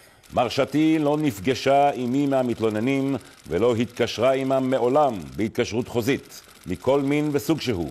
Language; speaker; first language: Hebrew; native; Hebrew